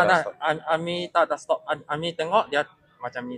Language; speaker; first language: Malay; non-native, local second language; Chinese